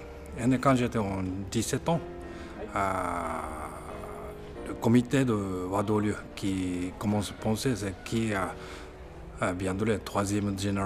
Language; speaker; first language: French; non-native, learner; Japanese